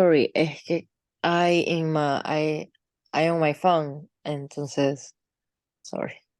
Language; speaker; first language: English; non-native, learner; Spanish